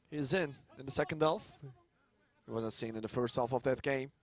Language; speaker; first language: English; non-native, fluent; Turkish